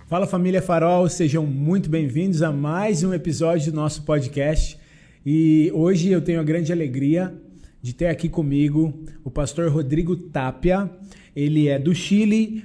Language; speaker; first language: Portuguese; native; Portuguese